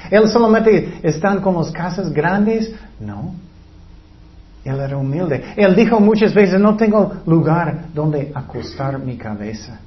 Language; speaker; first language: Spanish; non-native, fluent; English